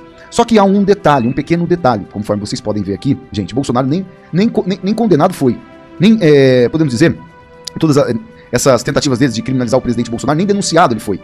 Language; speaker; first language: Portuguese; native; Portuguese